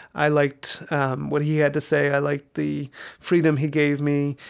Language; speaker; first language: English; native; English